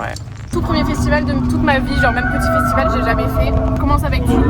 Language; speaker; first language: French; native; French